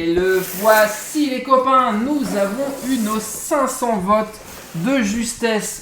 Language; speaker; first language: French; native; French